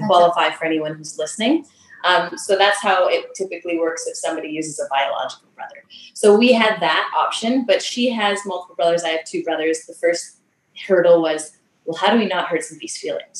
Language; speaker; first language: English; native; English